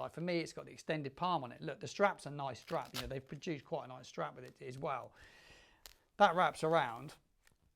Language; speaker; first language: English; native; English